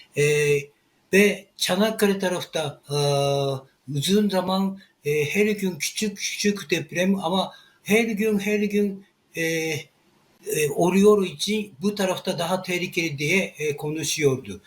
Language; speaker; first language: Turkish; non-native, learner; Japanese